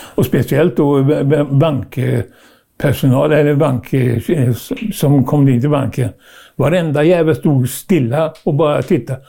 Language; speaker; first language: Swedish; native; Swedish